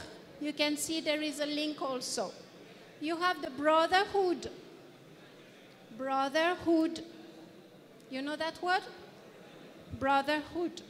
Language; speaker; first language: English; non-native, fluent; French